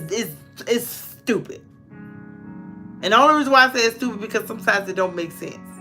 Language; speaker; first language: English; native; English